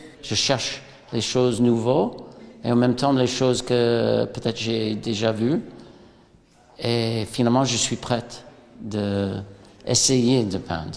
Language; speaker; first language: French; non-native, fluent; English